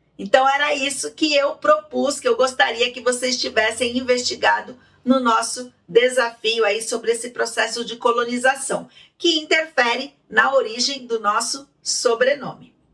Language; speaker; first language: Portuguese; native; Portuguese